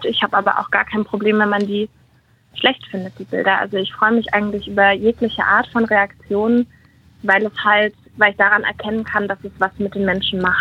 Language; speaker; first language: German; native; German